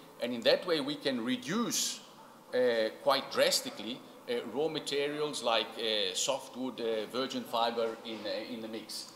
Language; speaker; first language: English; non-native, fluent; Italian